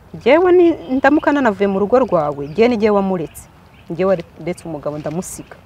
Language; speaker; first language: Kinyarwanda; early bilingual, other home language; Rundi